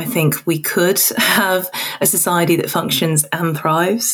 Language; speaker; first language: English; native; English